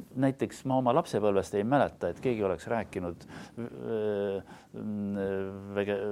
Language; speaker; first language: Estonian; native; Estonian